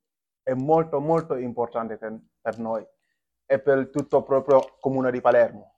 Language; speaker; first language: Italian; non-native, fluent; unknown